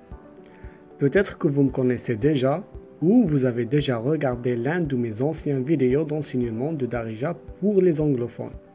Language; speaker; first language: French; non-native, local second language; Arabic